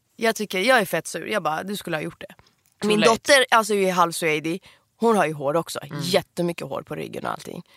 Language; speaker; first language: Swedish; early bilingual, other home language; Persian